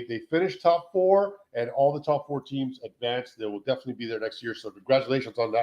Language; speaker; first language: English; native; English